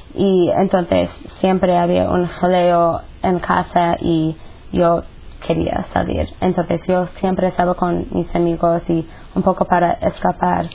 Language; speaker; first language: Spanish; non-native, fluent; English